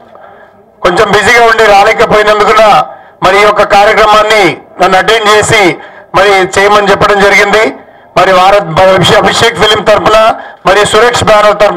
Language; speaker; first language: Telugu; native; Telugu